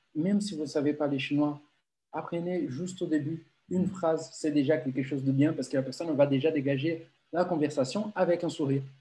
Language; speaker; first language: French; non-native, fluent; Portuguese